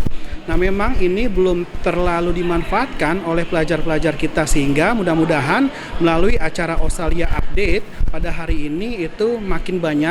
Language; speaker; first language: Indonesian; native; Indonesian